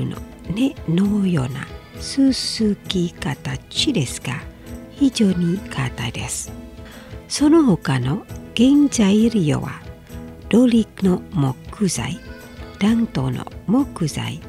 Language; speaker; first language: Japanese; non-native, fluent; Indonesian